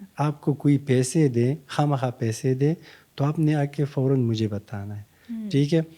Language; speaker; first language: Urdu; non-native, local second language; Pashto